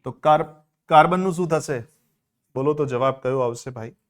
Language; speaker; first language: Hindi; non-native, local second language; Gujarati